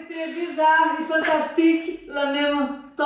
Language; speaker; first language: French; non-native, learner; Portuguese